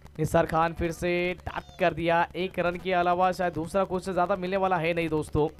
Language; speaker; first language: Hindi; non-native, local second language; Marathi